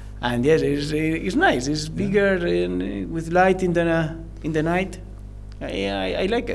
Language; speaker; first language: English; non-native, learner; Spanish